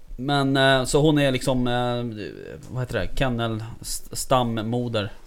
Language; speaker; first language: Swedish; native; Swedish